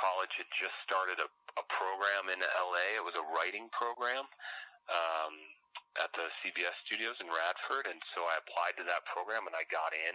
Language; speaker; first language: English; native; English